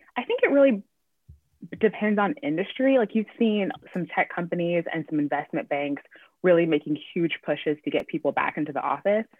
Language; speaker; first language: English; native; English